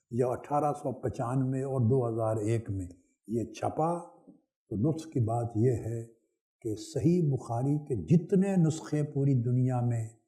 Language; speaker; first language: Urdu; non-native, local second language; Punjabi